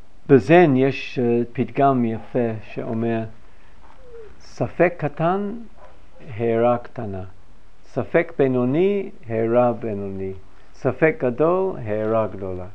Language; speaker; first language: Hebrew; non-native, fluent; English